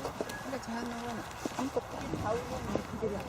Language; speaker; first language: Korean; native; Korean